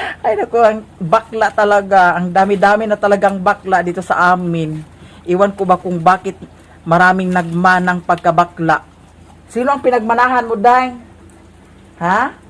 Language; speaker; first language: Filipino; non-native, local second language; Cebuano